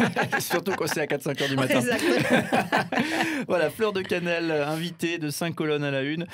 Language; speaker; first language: French; native; French